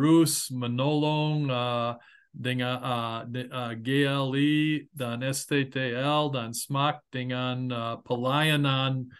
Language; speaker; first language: Indonesian; non-native, fluent; English